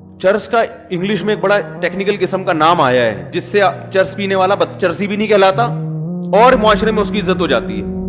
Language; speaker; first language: Urdu; native; Urdu